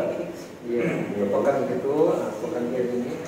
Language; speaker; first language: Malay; non-native, local second language; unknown